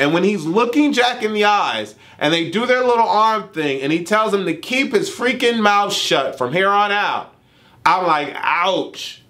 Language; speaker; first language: English; native; English